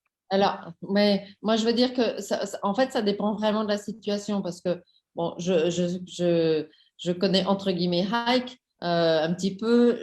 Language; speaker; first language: French; native; French